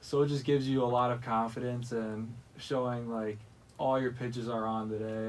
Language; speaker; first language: English; native; English